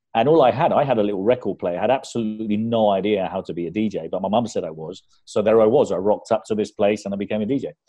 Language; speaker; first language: English; early bilingual, other home language; Spanish